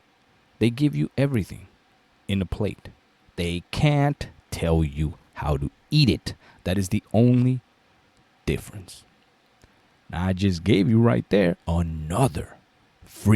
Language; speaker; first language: English; native; English